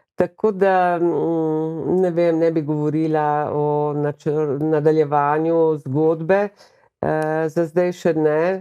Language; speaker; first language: Slovenian; native; Slovenian